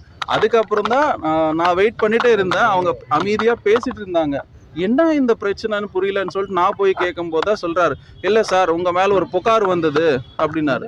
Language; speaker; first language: Tamil; native; Tamil